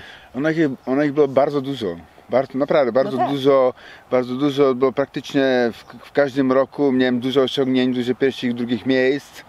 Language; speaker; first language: Polish; non-native, learner; Czech